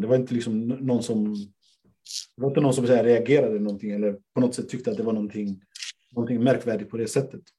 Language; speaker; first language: Swedish; native; Swedish